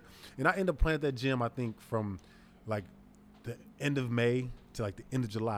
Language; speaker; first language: English; native; English